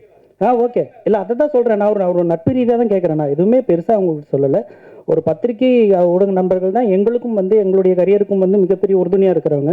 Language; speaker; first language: Tamil; native; Tamil